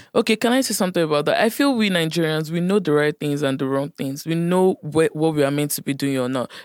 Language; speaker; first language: English; non-native, local second language; Yoruba